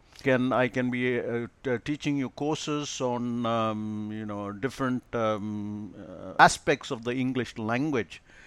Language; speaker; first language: English; non-native, local second language; Malayalam